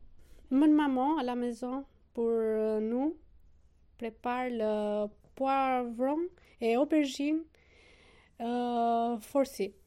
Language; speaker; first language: French; non-native, learner; Albanian